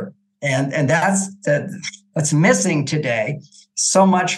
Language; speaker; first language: English; native; English